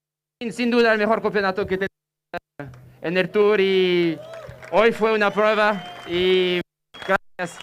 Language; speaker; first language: Spanish; non-native, fluent; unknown